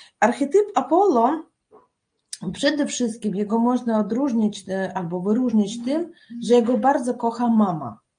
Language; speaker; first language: Polish; non-native, fluent; Russian